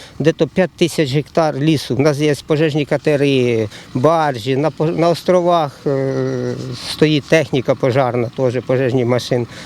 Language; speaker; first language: Ukrainian; native; Ukrainian